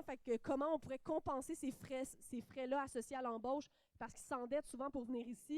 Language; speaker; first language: French; native; French